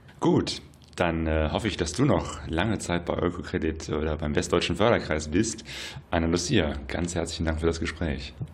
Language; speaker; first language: German; native; German